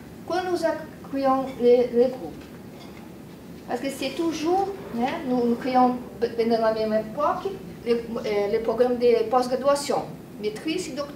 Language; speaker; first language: French; non-native, learner; Portuguese